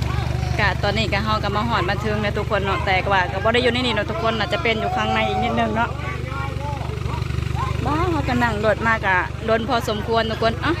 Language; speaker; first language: Thai; non-native, local second language; Lao